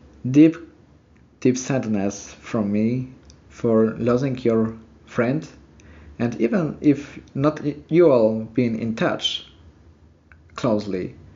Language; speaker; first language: English; non-native, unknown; Polish